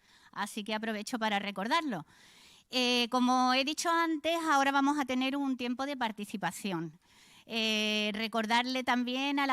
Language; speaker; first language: Spanish; native; Spanish